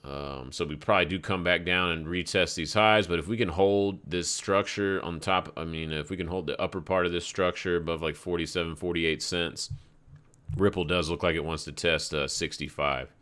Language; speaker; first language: English; native; English